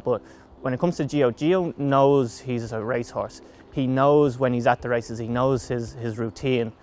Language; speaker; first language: English; native; English